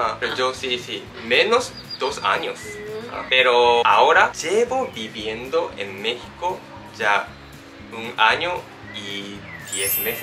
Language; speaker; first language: Spanish; non-native, learner; Japanese